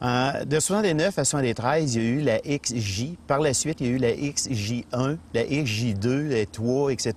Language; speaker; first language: French; native; French